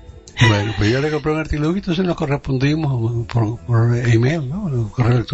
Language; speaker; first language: Spanish; native; Spanish